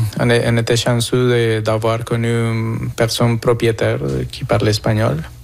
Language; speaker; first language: French; non-native, fluent; Spanish